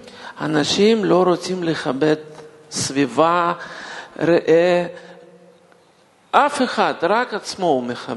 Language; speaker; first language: Hebrew; non-native, fluent; Russian